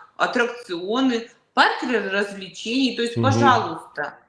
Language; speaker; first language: Russian; native; Russian